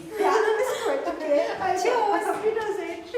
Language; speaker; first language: German; native; German